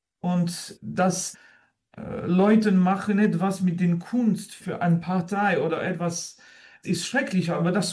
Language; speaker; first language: German; non-native, fluent; French